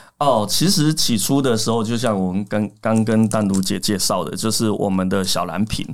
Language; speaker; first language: Chinese; native; Chinese